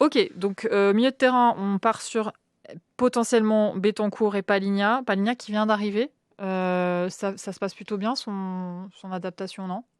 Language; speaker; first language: French; native; French